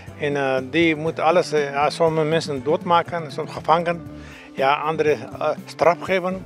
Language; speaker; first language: Dutch; non-native, learner; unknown